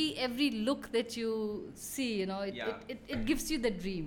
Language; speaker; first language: English; non-native, local second language; Hindi